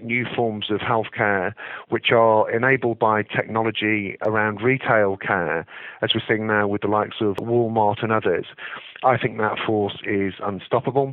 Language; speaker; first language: English; native; English